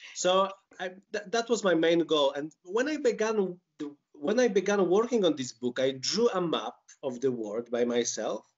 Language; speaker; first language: English; non-native, fluent; Polish